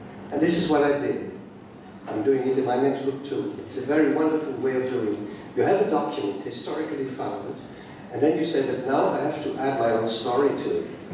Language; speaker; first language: English; non-native, fluent; Dutch